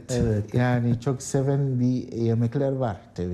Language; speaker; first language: Turkish; non-native, learner; Arabic